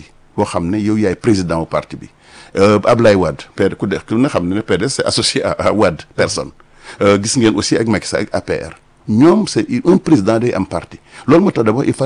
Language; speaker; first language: French; non-native, local second language; Wolof